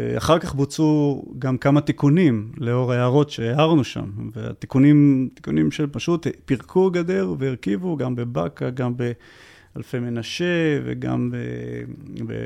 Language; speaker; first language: Hebrew; native; Hebrew